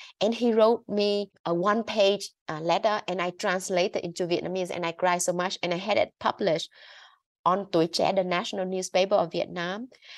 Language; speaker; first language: English; non-native, fluent; Vietnamese